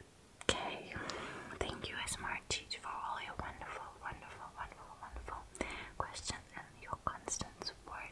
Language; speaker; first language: English; non-native, fluent; Russian